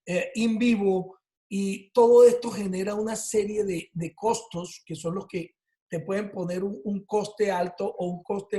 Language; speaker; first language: Spanish; native; Spanish